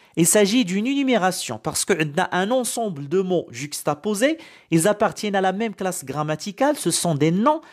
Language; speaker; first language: French; non-native, local second language; Arabic